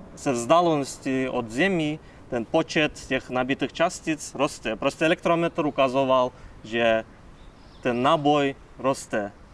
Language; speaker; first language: Czech; non-native, fluent; Kazakh